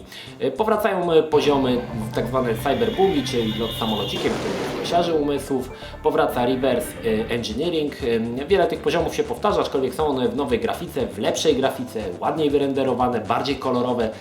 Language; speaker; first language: Polish; native; Polish